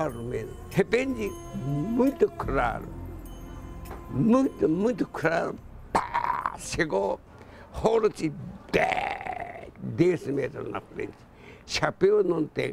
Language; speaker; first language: Portuguese; non-native, learner; Japanese